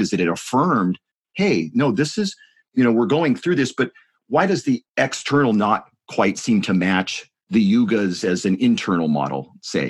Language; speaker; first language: English; native; English